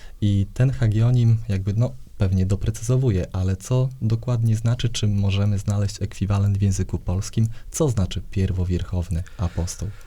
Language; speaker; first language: Polish; native; Polish